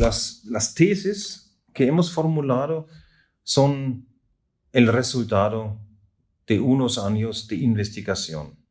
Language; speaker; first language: Spanish; non-native, fluent; German